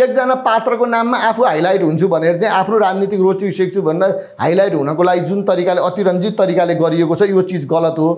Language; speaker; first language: Nepali; native; Nepali